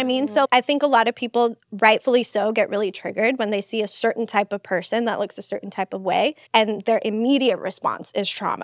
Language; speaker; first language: English; native; English